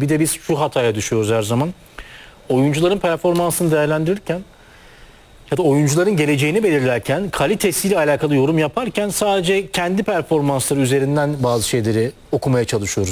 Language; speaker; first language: Turkish; native; Turkish